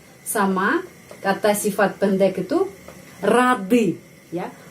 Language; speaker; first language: Indonesian; non-native, fluent; Russian